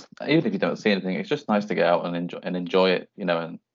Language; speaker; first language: English; native; English